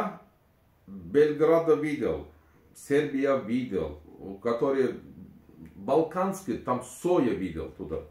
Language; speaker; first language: Russian; non-native, learner; Turkish